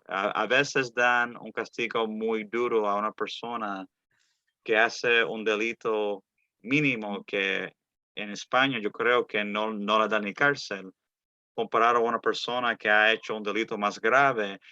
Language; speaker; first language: Spanish; early bilingual, heritage; Spanish